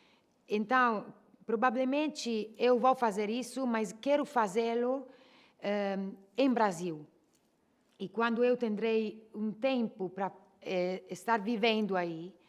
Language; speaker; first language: Portuguese; non-native, learner; Italian